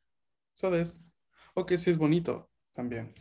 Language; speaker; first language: Spanish; native; Spanish